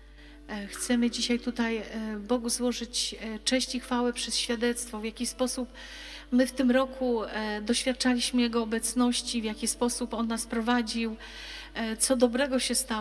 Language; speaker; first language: Polish; native; Polish